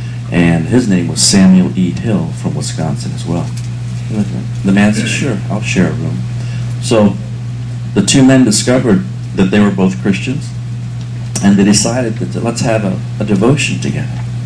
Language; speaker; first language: English; early bilingual, other home language; Vietnamese